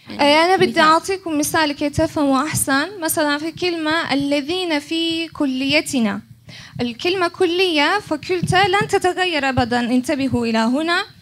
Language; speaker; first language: Arabic; non-native, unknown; Turkish